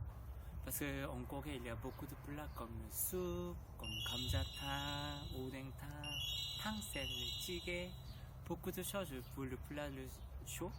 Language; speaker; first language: French; non-native, learner; Korean